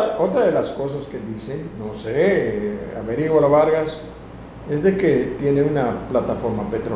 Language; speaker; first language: Spanish; native; Spanish